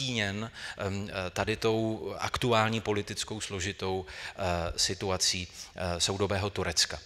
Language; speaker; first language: Czech; native; Czech